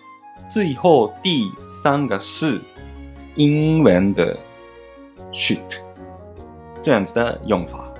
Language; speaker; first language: Chinese; non-native, fluent; Japanese